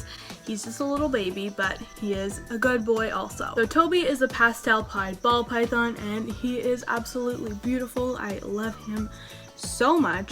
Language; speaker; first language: English; native; English